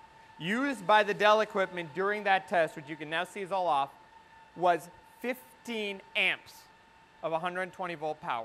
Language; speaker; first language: English; native; English